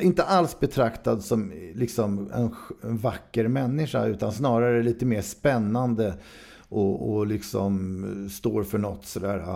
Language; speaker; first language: Swedish; native; Swedish